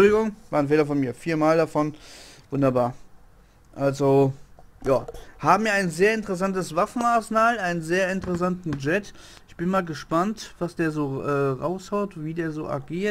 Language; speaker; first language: German; native; German